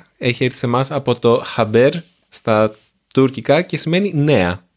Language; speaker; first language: Greek; native; Greek